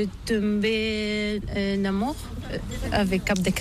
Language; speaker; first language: French; non-native, learner; Bulgarian